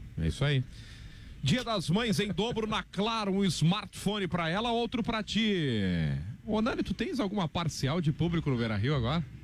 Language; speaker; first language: Portuguese; native; Portuguese